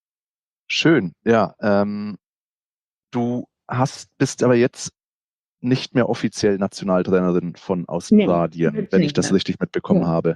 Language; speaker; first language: German; native; German